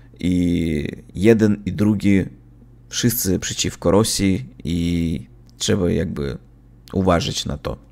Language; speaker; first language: Polish; non-native, learner; Russian